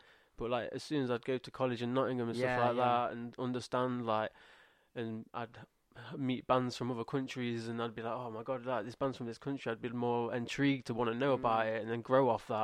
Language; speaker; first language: English; native; English